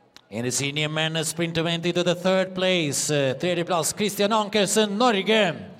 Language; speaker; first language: English; non-native, fluent; Latvian